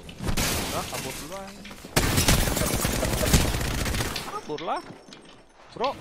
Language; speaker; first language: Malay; non-native, local second language; Sundanese